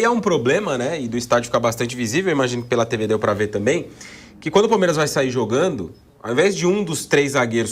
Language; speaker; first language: Portuguese; native; Portuguese